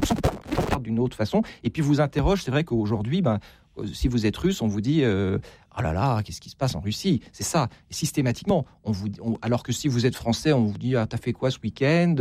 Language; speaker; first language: French; native; French